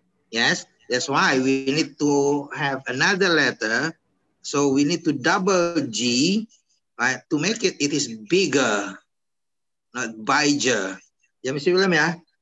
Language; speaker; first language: English; non-native, fluent; Indonesian